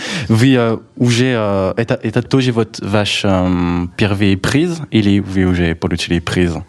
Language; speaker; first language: Russian; non-native, fluent; French